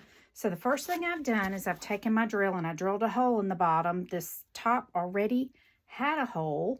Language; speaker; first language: English; native; English